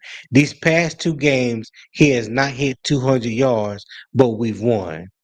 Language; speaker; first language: English; native; English